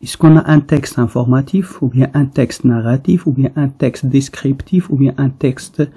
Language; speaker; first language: French; non-native, local second language; Arabic